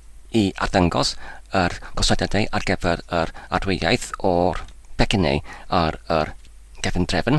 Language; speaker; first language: Welsh; non-native, learner; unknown